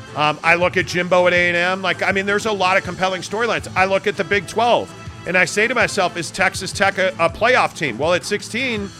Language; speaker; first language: English; native; English